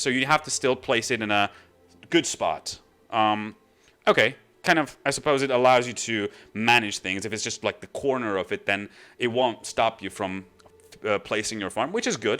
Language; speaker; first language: English; non-native, fluent; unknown